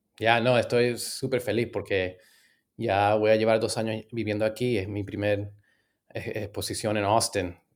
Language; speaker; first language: Spanish; early bilingual, heritage; Spanish